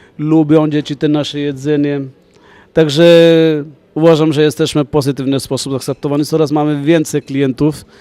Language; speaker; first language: Polish; non-native, fluent; Punjabi